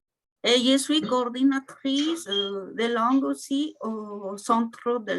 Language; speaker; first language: French; non-native, fluent; Spanish